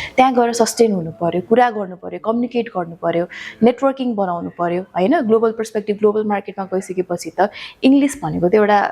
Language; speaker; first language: Nepali; native; Nepali